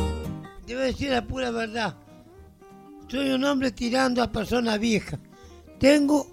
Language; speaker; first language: Spanish; native; Spanish